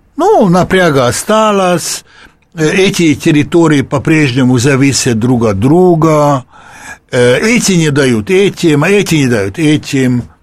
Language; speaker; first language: Russian; non-native, fluent; Hungarian